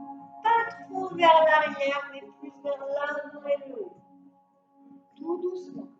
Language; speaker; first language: French; native; French